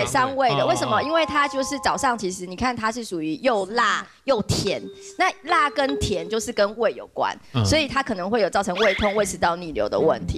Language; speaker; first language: Chinese; native; Chinese